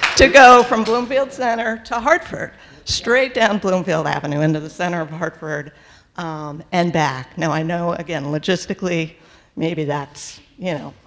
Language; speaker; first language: English; native; English